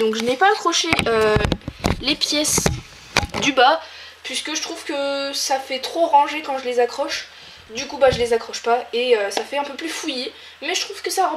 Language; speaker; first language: French; native; French